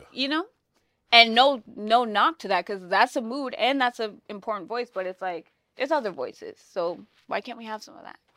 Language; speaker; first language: English; native; English